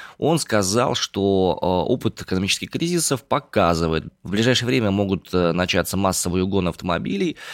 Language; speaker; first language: Russian; native; Russian